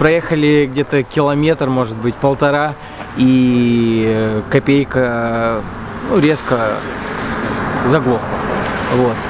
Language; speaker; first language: Russian; native; Russian